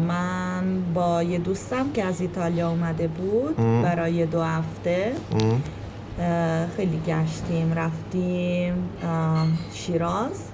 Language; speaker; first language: Persian; non-native, learner; Italian